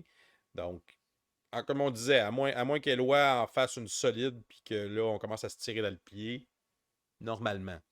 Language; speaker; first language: French; native; French